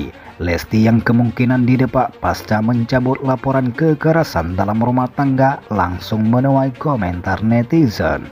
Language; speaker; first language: Indonesian; native; Indonesian